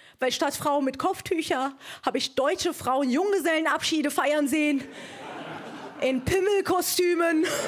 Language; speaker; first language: German; early bilingual, other home language; Persian